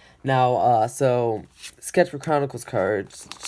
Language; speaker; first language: English; native; English